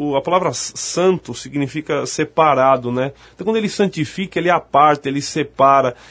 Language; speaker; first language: Portuguese; native; Portuguese